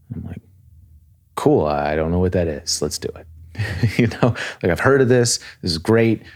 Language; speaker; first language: English; native; English